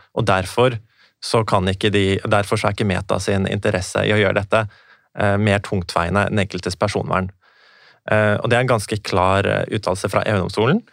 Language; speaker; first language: Norwegian; native; Norwegian